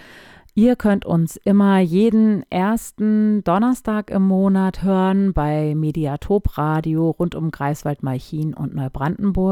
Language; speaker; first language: German; native; German